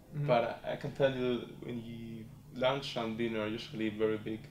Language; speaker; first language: English; non-native, fluent; Spanish